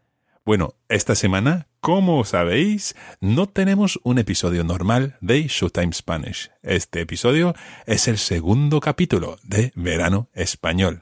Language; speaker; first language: Spanish; non-native, fluent; English